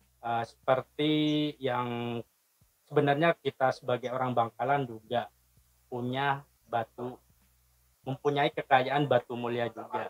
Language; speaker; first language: Indonesian; non-native, local second language; Madurese